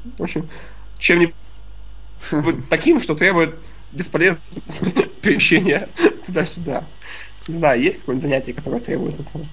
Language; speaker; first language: Russian; native; Russian